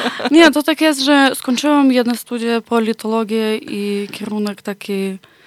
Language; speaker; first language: Polish; non-native, fluent; Ukrainian